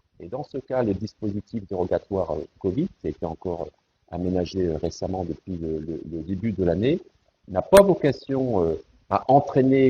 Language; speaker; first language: French; native; French